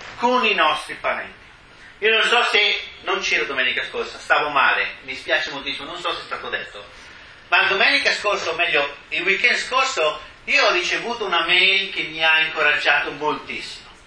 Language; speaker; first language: Italian; native; Italian